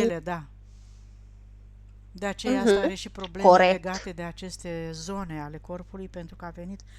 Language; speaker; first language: Romanian; native; Romanian